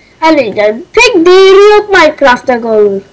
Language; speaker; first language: Turkish; native; Turkish